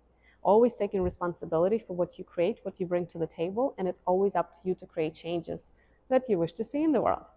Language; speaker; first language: English; non-native, fluent; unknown